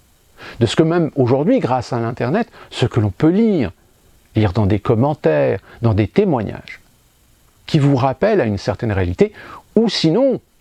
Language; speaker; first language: French; native; French